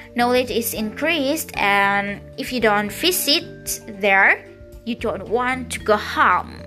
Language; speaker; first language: English; non-native, learner; Indonesian